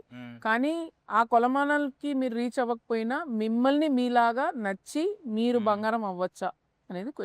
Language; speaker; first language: Telugu; native; Telugu